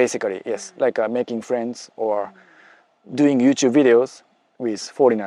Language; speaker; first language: English; non-native, fluent; Japanese